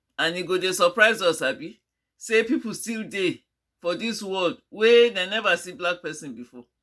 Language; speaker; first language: Nigerian Pidgin; non-native, local second language; Yoruba